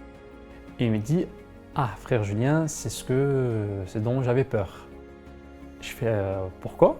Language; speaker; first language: French; non-native, fluent; Arabic